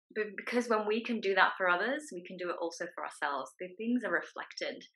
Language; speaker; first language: English; native; English